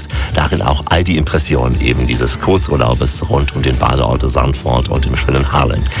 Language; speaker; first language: German; native; German